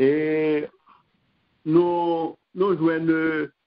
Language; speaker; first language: French; non-native, local second language; Haitian Creole